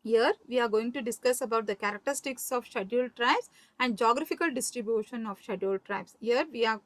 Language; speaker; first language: English; non-native, local second language; Kannada